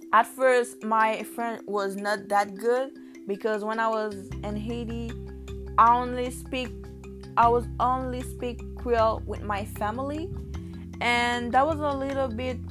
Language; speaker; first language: English; non-native, learner; Haitian Creole